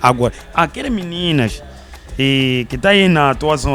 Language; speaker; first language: Portuguese; non-native, learner; Kinyarwanda